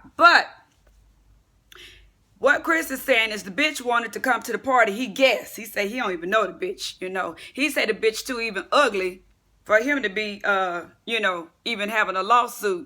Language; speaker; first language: English; native; English